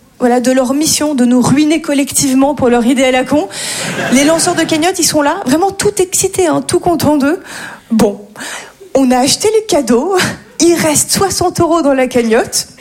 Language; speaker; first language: French; native; French